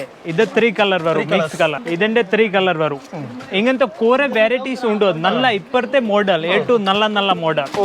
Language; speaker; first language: Malayalam; non-native, local second language; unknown